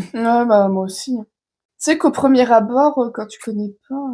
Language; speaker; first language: French; native; French